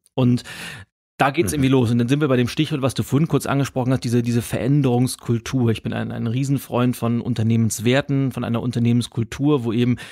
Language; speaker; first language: German; native; German